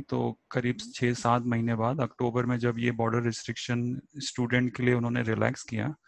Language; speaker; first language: Hindi; native; Hindi